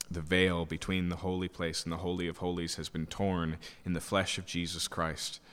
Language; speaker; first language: English; native; English